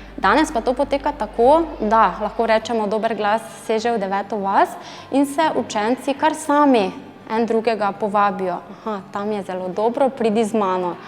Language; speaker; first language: Slovenian; native; Slovenian